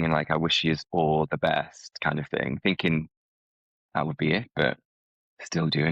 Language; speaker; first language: English; native; English